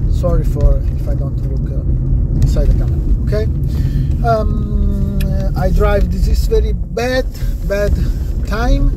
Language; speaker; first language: English; non-native, learner; Italian